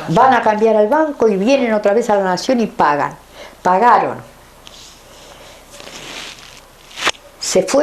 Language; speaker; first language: Spanish; native; Spanish